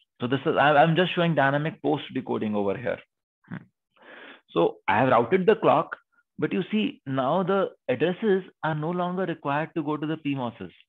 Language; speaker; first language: English; non-native, local second language; Hindi